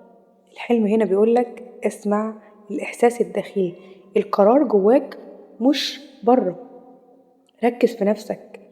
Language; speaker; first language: Arabic; native; Arabic